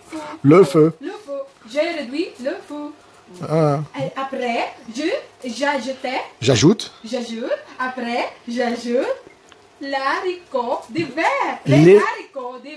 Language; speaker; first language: French; non-native, learner; Filipino